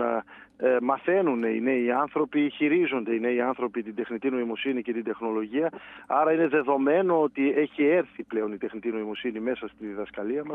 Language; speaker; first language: Greek; native; Greek